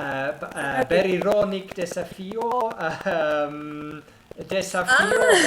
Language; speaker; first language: Basque; non-native, learner; English